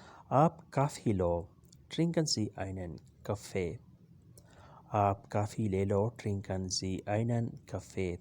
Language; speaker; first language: German; non-native, learner; Urdu